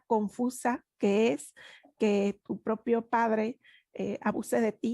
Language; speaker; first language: Spanish; native; Spanish